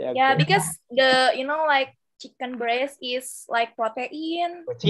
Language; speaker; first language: English; non-native, local second language; Indonesian